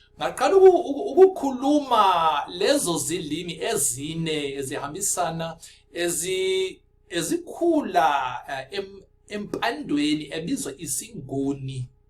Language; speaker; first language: Zulu; non-native, local second language; Afrikaans